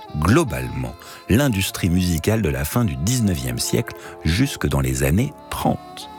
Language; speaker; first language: French; native; French